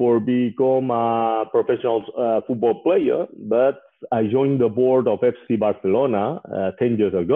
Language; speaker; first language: English; non-native, fluent; Spanish